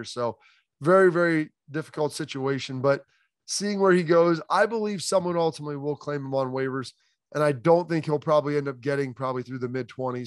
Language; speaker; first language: English; native; English